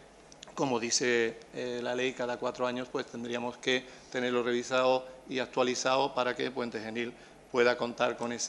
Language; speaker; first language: Spanish; native; Spanish